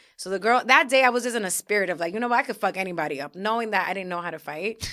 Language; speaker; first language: English; early bilingual, other home language; Spanish